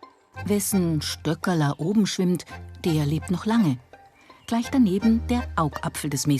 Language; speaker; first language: German; native; German